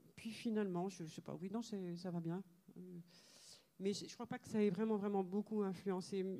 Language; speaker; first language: French; native; French